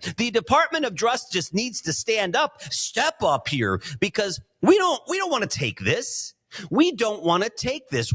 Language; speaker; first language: English; native; English